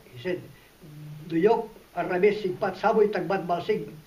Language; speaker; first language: English; non-native, local second language; Iloko